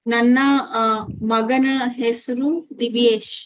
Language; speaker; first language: Kannada; non-native, learner; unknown